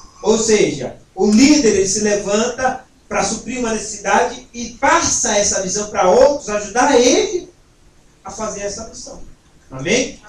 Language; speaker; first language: Portuguese; native; Portuguese